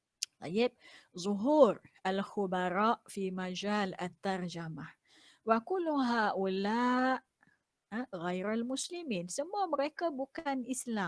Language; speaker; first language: Arabic; non-native, fluent; Malay